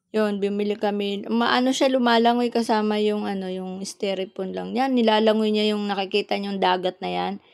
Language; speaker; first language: Filipino; non-native, local second language; Waray